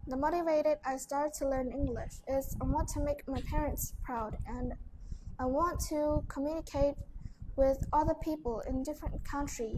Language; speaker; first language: English; non-native, learner; Vietnamese